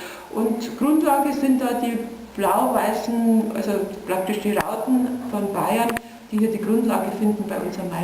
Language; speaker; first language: German; native; German